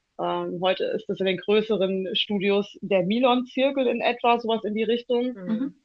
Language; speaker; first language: German; early bilingual, other home language; Italian